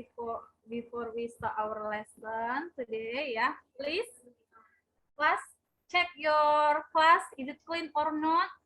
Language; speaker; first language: English; non-native, learner; Indonesian